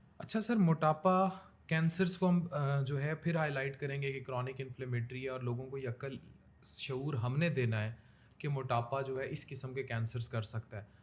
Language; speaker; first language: Urdu; native; Urdu